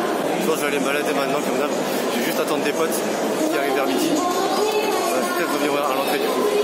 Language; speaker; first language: French; native; French